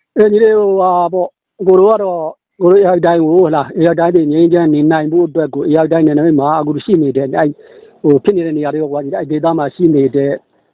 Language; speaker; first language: Burmese; native; Burmese